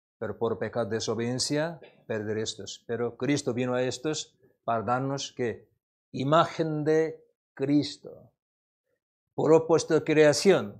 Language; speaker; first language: Spanish; non-native, learner; Korean